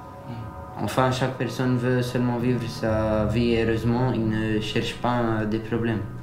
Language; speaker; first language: French; non-native, learner; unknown